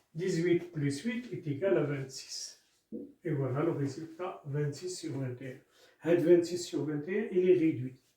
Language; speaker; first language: French; non-native, local second language; Arabic